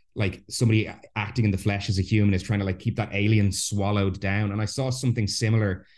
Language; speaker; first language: English; native; English